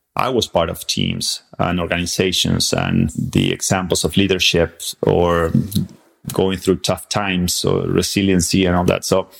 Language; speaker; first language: English; non-native, fluent; Spanish